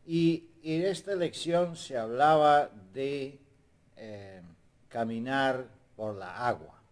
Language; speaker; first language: Spanish; non-native, fluent; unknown